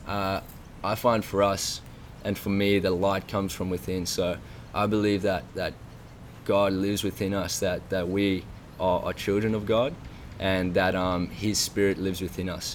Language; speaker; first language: English; native; English